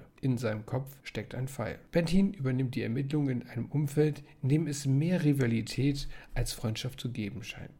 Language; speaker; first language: German; native; German